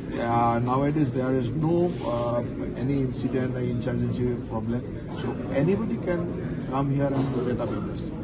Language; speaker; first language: English; non-native, local second language; Assamese